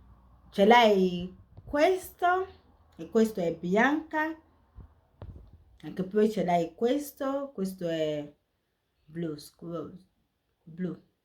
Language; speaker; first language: Italian; non-native, learner; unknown